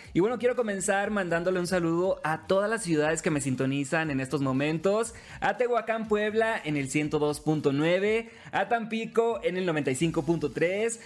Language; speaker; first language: Spanish; native; Spanish